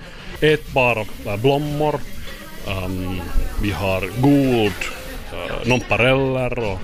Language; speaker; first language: Swedish; non-native, learner; Finnish